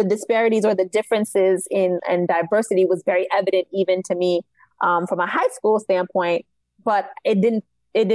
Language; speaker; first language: English; native; English